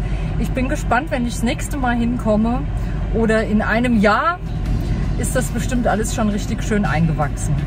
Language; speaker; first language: German; native; German